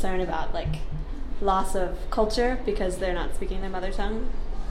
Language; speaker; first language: English; native; English